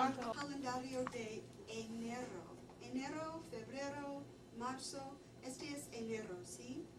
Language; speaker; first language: Spanish; non-native, fluent; English